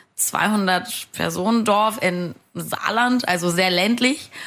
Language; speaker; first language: German; early bilingual, other home language; Romanian